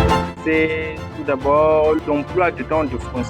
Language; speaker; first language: French; non-native, fluent; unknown